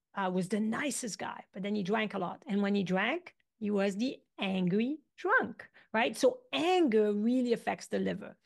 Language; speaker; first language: English; non-native, fluent; French